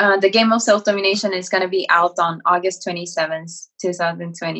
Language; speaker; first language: English; non-native, fluent; Japanese